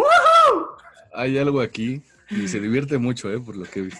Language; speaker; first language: Spanish; native; Spanish